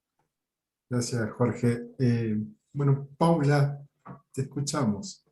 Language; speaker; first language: Spanish; native; Spanish